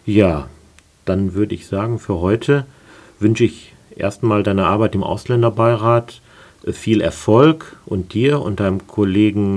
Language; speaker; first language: German; native; German